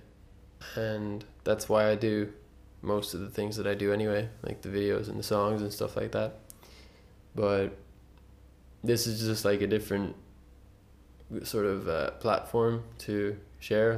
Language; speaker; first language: English; native; English